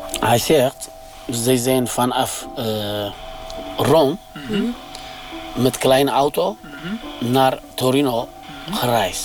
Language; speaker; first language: Dutch; non-native, learner; Tigrinya